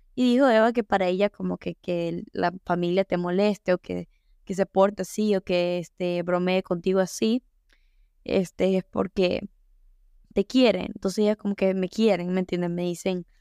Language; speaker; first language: Spanish; early bilingual, heritage; Spanish